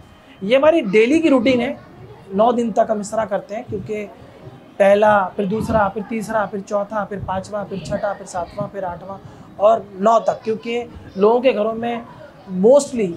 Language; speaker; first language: Urdu; non-native, local second language; Gujarati